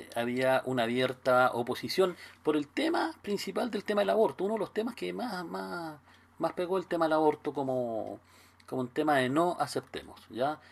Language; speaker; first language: Spanish; native; Spanish